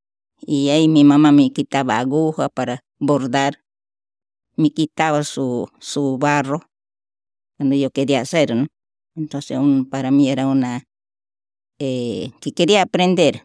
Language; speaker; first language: Spanish; non-native, local second language; Shipibo-Conibo